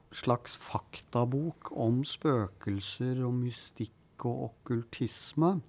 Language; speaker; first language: Norwegian; native; Norwegian